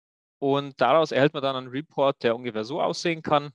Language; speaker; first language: German; native; German